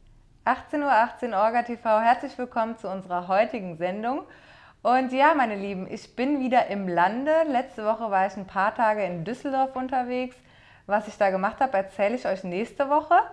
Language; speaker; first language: German; native; German